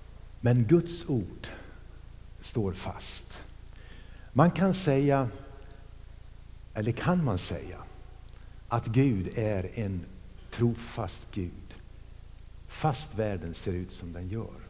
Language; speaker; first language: Swedish; native; Swedish